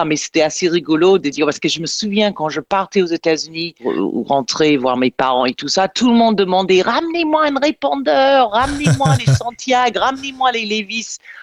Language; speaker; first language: French; non-native, fluent; English